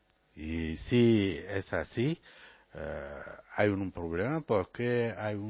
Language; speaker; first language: Spanish; non-native, fluent; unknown